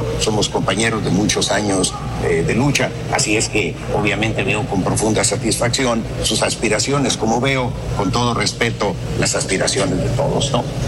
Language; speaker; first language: Spanish; native; Spanish